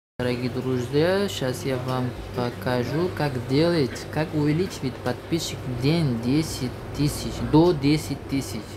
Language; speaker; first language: Russian; non-native, local second language; Uzbek